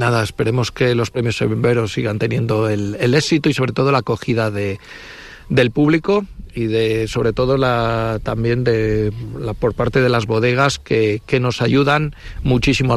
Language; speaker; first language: Spanish; native; Spanish